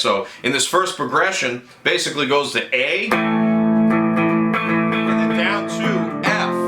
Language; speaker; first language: English; native; English